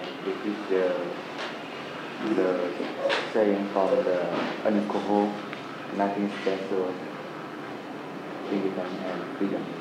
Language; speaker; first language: English; non-native, learner; Vietnamese